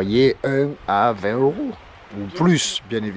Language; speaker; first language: French; native; French